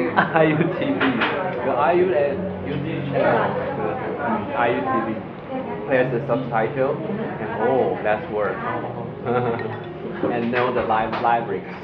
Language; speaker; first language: English; non-native, learner; Chinese